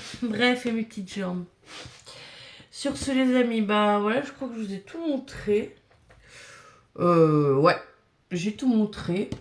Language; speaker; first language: French; native; French